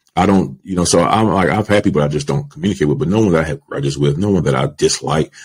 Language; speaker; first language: English; native; English